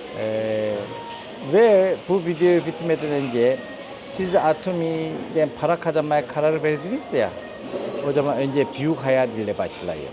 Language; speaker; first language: Turkish; non-native, fluent; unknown